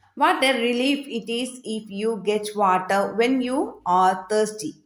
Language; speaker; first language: English; non-native, local second language; Malayalam